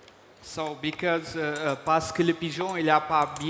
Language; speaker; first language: French; non-native, fluent; Portuguese